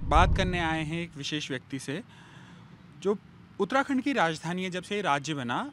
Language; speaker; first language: Hindi; native; Hindi